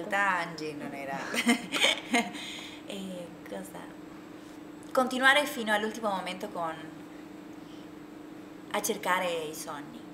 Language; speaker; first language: Italian; non-native, learner; Spanish